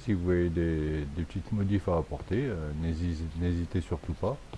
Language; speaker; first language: French; native; French